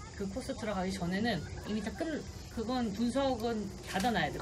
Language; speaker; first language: Korean; native; Korean